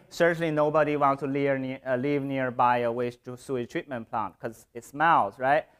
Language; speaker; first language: English; non-native, fluent; Chinese